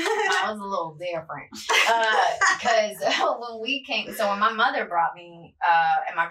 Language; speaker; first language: English; early bilingual, other home language; Spanish